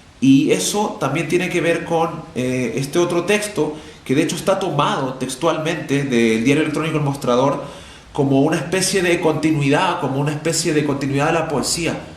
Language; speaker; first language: Spanish; native; Spanish